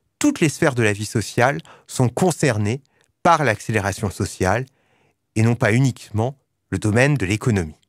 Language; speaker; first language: French; native; French